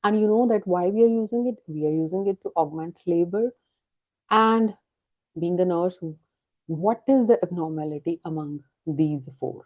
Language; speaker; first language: English; non-native, local second language; Punjabi